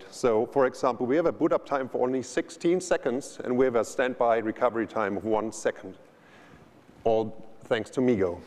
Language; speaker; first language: English; non-native, fluent; German